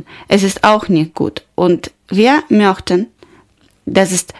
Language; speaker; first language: German; non-native, learner; Ukrainian